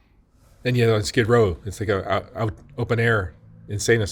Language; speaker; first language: English; native; English